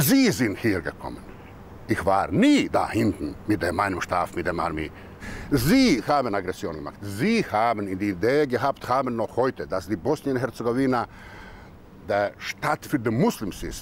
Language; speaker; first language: German; non-native, fluent; Croatian